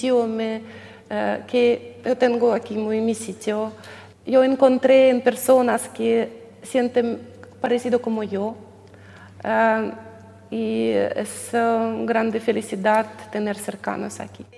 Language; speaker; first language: Spanish; non-native, learner; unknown